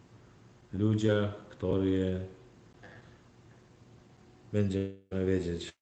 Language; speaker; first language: Polish; non-native, learner; Turkmen